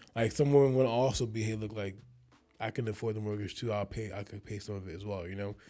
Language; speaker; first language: English; early bilingual, other home language; Yoruba